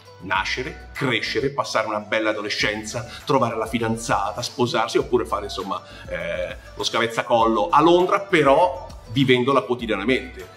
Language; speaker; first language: Italian; native; Italian